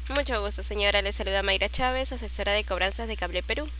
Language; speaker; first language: Spanish; native; Spanish